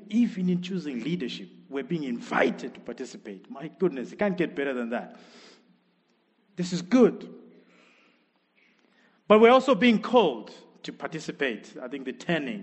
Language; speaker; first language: English; non-native, local second language; Shona